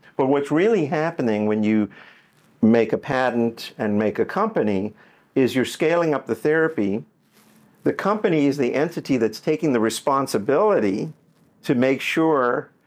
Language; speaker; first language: English; native; English